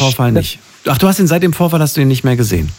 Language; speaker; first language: German; native; German